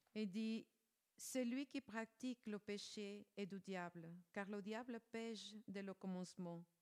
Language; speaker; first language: French; non-native, fluent; Spanish